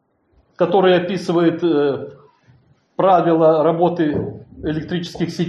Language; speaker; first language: Polish; non-native, learner; Russian